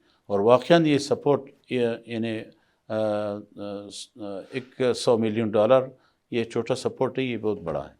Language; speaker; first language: Hindi; non-native, fluent; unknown